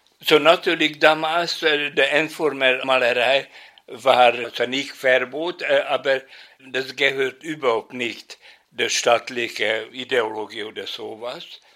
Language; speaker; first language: German; non-native, fluent; Hungarian